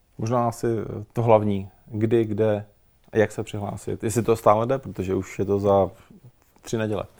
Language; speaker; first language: Czech; native; Czech